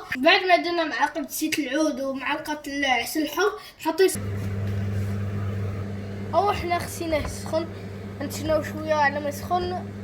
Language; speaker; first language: Arabic; native; Arabic